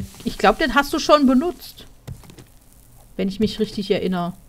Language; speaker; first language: German; native; German